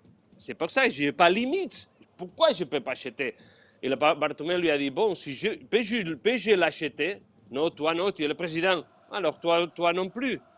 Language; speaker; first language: French; non-native, fluent; Spanish